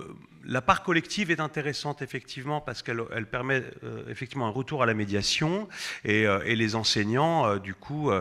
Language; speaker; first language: French; native; French